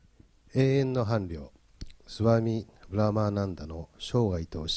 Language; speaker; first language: Japanese; native; Japanese